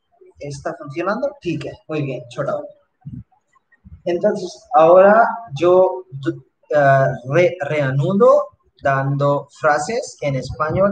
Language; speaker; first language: Spanish; non-native, fluent; Hindi